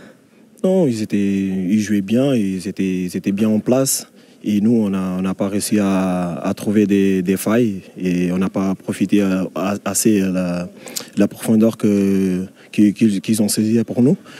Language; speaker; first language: French; non-native, fluent; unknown